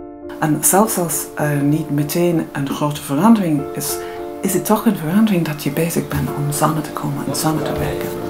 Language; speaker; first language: Dutch; non-native, local second language; French